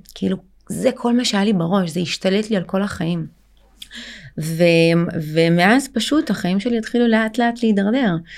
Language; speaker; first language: Hebrew; early bilingual, other home language; Russian